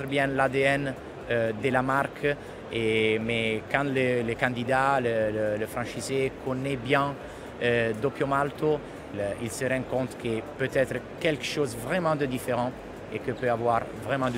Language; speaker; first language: French; non-native, fluent; Italian